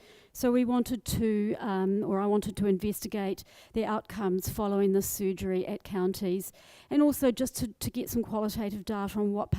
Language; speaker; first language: English; native; English